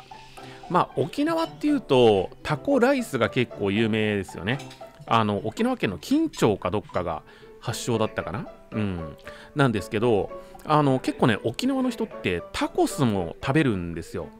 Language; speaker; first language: Japanese; native; Japanese